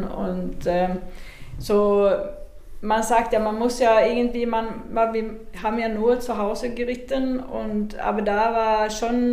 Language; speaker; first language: German; non-native, fluent; Swedish